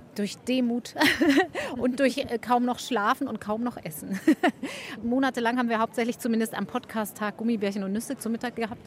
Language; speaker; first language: German; native; German